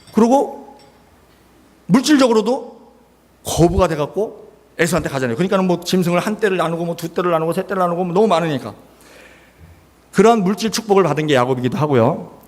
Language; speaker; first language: Korean; native; Korean